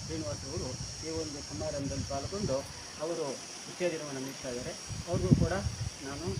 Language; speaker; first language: Kannada; native; Kannada